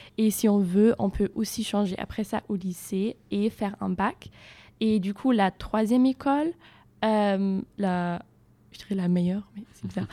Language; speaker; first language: French; non-native, fluent; German